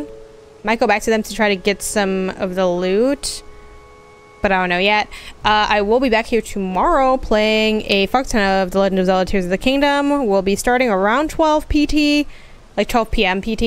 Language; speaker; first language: English; native; English